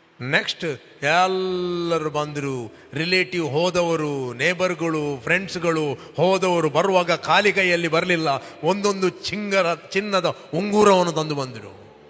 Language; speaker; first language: Kannada; non-native, local second language; Konkani